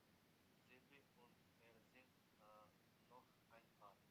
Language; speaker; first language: German; non-native, learner; Macedonian